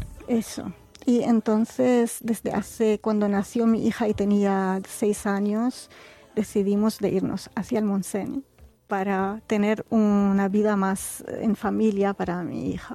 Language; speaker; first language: Spanish; non-native, fluent; Arabic